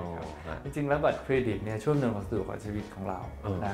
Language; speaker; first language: Thai; native; Thai